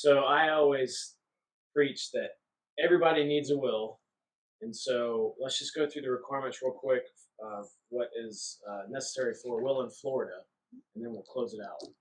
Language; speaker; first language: English; native; English